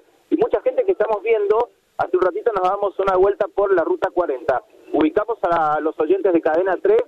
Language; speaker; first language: Spanish; native; Spanish